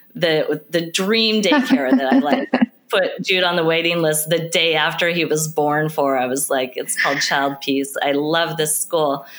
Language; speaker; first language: English; native; English